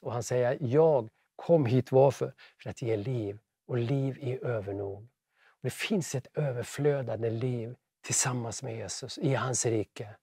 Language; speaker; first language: Swedish; native; Swedish